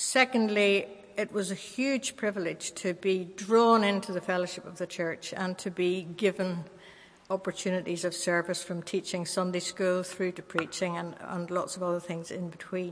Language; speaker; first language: English; native; English